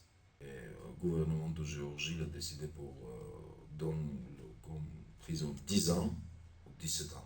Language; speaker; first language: French; non-native, learner; Armenian